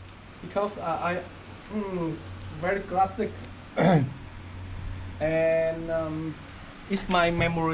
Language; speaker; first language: English; non-native, learner; Vietnamese